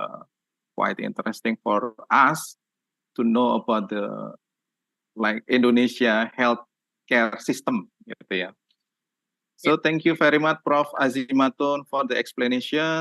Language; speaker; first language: English; non-native, learner; Indonesian